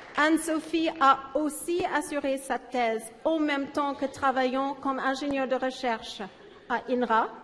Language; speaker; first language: French; native; French